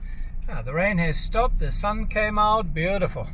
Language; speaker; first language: English; native; English